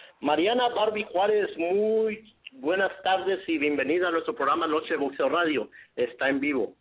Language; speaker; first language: Spanish; native; Spanish